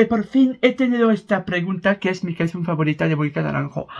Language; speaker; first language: Spanish; non-native, fluent; French